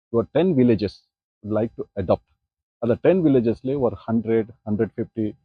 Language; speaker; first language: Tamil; non-native, learner; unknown